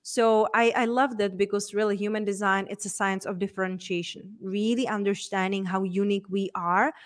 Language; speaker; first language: English; non-native, fluent; Czech